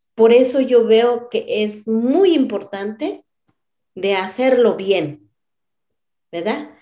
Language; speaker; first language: Spanish; non-native, local second language; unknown